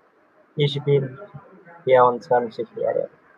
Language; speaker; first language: German; non-native, learner; Bangla